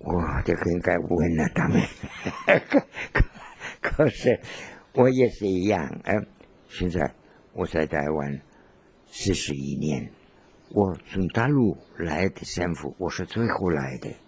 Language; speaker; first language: Chinese; non-native, learner; Spanish